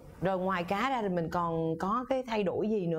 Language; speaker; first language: Vietnamese; native; Vietnamese